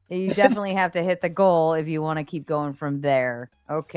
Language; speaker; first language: English; native; English